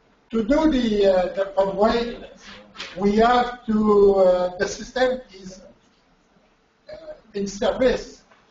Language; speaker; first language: English; non-native, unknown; French